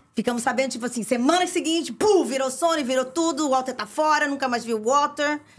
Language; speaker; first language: Portuguese; early bilingual, other home language; Italian